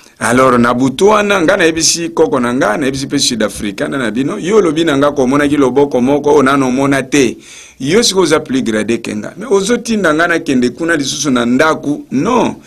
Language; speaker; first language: Lingala; native; Lingala